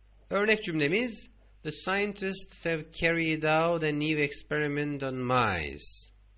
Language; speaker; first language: English; non-native, fluent; Turkish